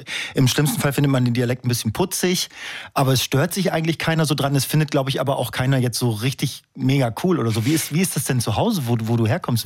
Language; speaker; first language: German; native; German